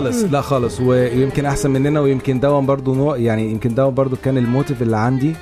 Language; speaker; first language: Arabic; native; Arabic